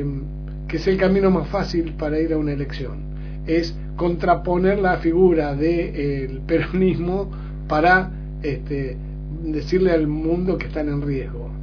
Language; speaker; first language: Spanish; native; Spanish